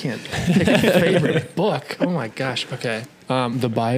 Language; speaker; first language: English; native; English